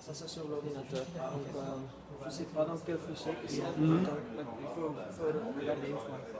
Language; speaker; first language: French; non-native, fluent; Dutch